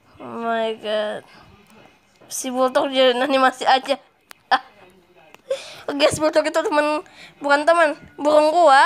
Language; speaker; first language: Indonesian; native; Indonesian